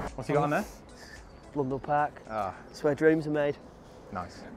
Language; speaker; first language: English; native; English